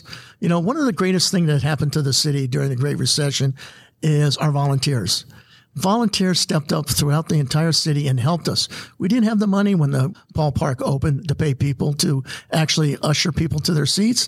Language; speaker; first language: English; native; English